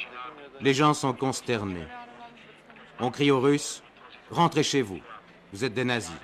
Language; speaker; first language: French; native; French